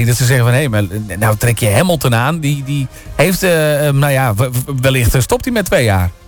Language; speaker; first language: Dutch; native; Dutch